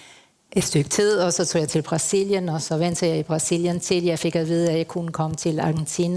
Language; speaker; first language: Danish; non-native, fluent; Spanish